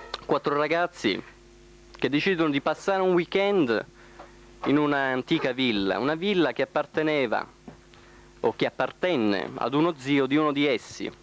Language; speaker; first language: Italian; native; Italian